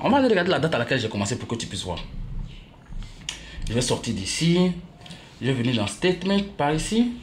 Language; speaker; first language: French; native; French